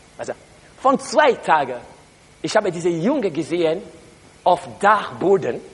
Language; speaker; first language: German; non-native, learner; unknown